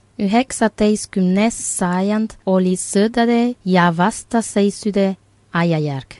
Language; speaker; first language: Estonian; non-native, fluent; Spanish